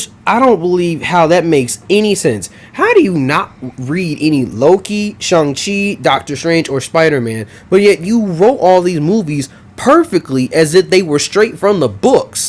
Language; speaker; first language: English; native; English